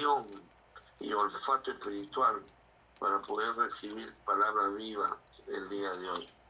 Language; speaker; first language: Spanish; native; Spanish